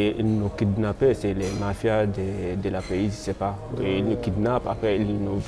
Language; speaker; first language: French; non-native, learner; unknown